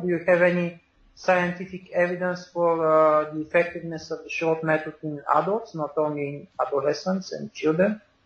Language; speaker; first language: English; non-native, fluent; Bulgarian